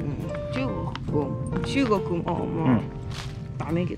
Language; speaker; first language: Japanese; early bilingual, heritage; Chinese